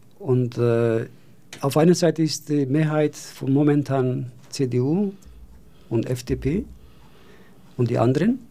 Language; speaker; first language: German; non-native, fluent; Turkish